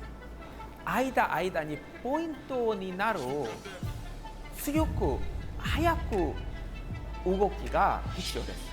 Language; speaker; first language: Japanese; non-native, learner; Korean